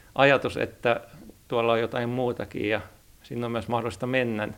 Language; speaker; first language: Finnish; native; Finnish